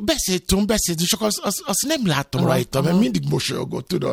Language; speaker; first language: Hungarian; non-native, fluent; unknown